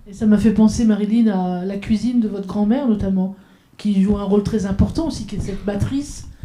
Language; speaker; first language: French; native; French